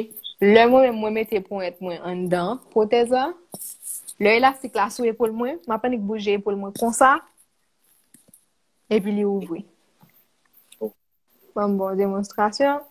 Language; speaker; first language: French; non-native, local second language; Haitian Creole